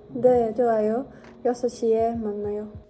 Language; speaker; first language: Korean; non-native, learner; English